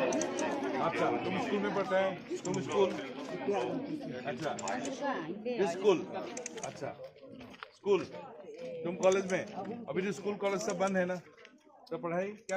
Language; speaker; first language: Hindi; non-native, local second language; Assamese